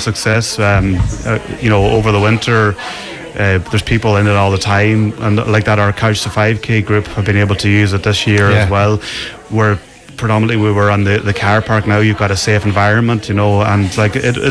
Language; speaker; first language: English; native; English